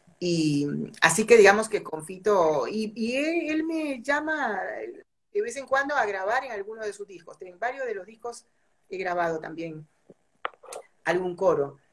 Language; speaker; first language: Spanish; native; Spanish